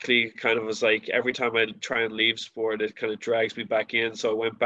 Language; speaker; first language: English; native; English